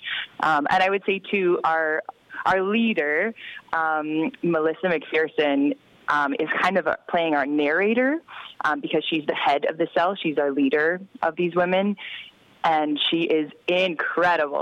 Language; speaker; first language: English; native; English